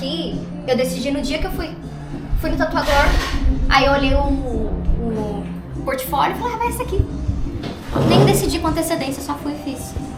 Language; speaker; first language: Portuguese; native; Portuguese